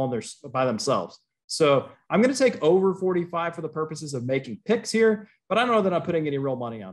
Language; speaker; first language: English; native; English